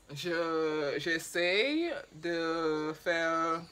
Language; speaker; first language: French; non-native, learner; English